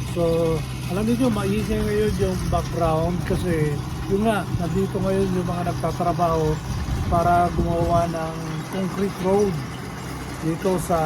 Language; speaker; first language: Filipino; native; Filipino